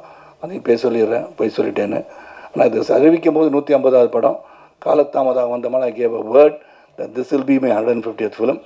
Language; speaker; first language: Tamil; native; Tamil